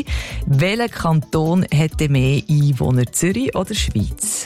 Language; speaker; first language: German; native; German